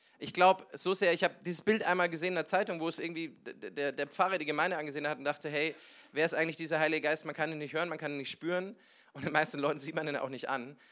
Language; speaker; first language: German; native; German